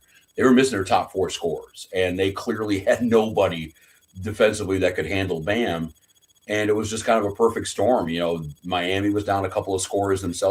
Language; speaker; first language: English; native; English